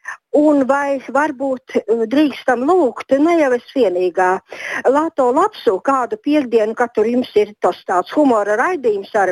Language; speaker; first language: Latvian; native; Latvian